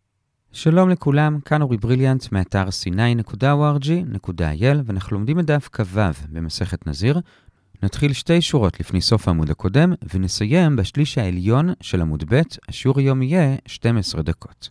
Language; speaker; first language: Hebrew; native; Hebrew